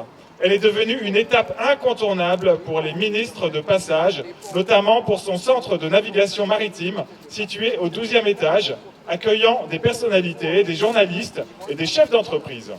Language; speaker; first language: French; native; French